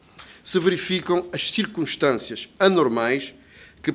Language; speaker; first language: Portuguese; native; Portuguese